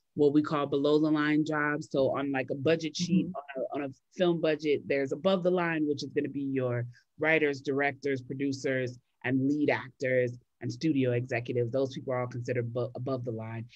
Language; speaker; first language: English; native; English